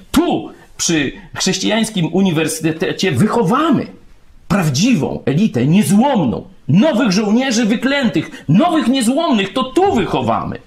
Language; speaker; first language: Polish; native; Polish